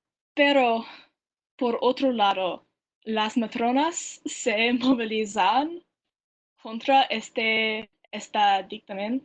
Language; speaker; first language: Spanish; non-native, learner; English